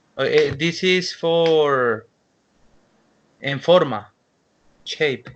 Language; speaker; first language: English; non-native, learner; Spanish